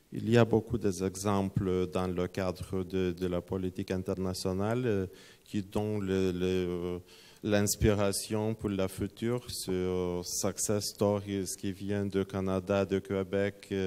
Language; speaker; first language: French; non-native, fluent; Lithuanian